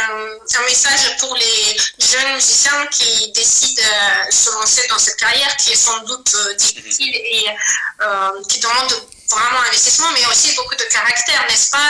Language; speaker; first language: French; non-native, fluent; Azerbaijani